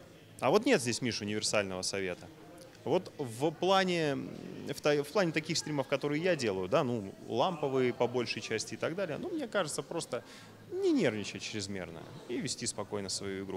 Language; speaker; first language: Russian; native; Russian